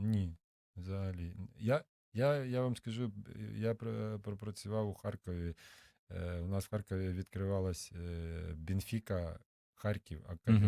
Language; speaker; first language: Ukrainian; non-native, local second language; Russian